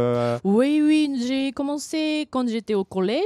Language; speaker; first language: French; non-native, fluent; Japanese